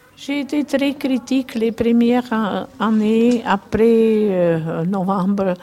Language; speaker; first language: French; non-native, fluent; Czech